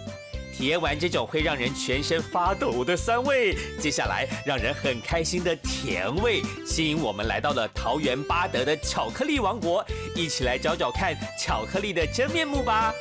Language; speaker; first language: Chinese; native; Chinese